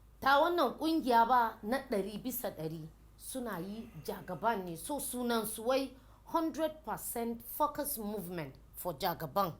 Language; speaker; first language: Hausa; non-native, local second language; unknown